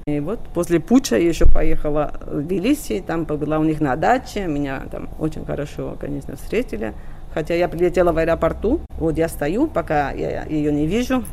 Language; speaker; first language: Russian; non-native, fluent; Catalan